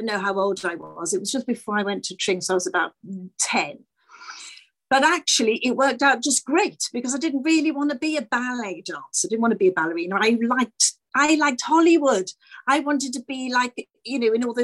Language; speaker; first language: English; native; English